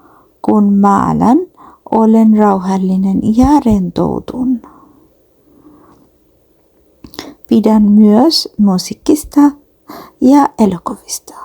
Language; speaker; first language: Finnish; non-native, learner; Bangla